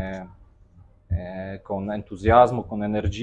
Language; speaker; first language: Italian; non-native, fluent; Polish